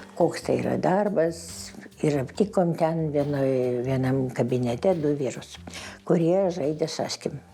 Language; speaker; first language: Lithuanian; non-native, local second language; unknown